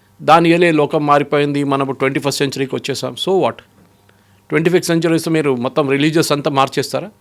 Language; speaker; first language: Telugu; non-native, fluent; Malayalam